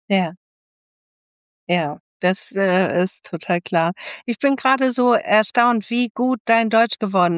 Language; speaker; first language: German; native; German